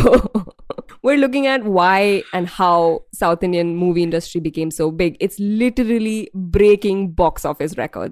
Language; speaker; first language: English; non-native, local second language; Hindi